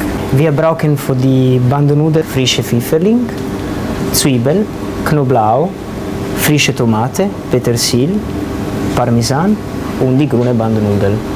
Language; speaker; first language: German; non-native, learner; Italian